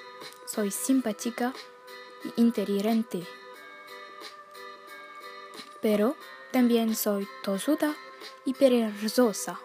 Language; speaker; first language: Spanish; non-native, learner; French